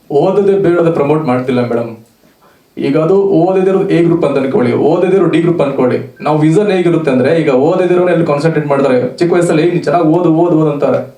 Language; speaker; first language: Kannada; native; Kannada